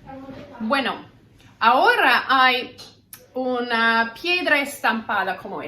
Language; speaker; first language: Spanish; non-native, learner; English